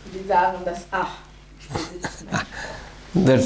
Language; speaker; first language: German; non-native, fluent; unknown